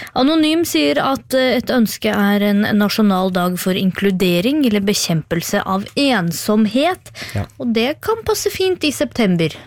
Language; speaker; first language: Norwegian; native; Norwegian